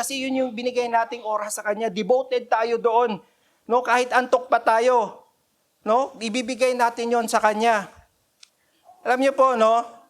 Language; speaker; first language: Filipino; non-native, local second language; Cebuano